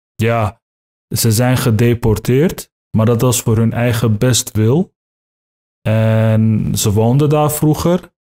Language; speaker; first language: Dutch; early bilingual, other home language; Turkish